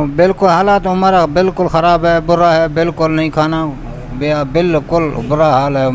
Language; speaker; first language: Hindi; non-native, learner; Baluchi